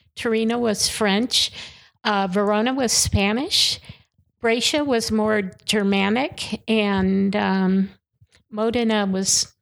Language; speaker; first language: English; native; English